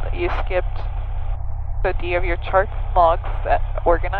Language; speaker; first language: English; native; English